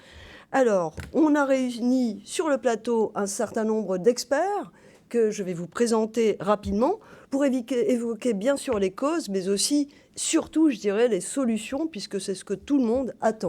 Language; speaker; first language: French; native; French